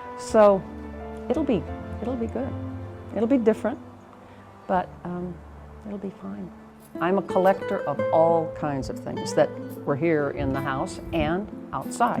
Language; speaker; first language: English; native; English